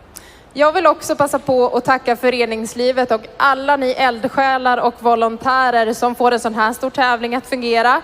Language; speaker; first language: Swedish; native; Swedish